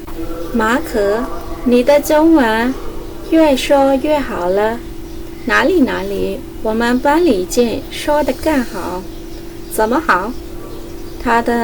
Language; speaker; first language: Chinese; non-native, fluent; Burmese